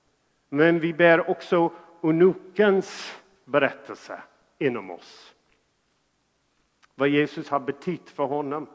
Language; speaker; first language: Swedish; non-native, fluent; English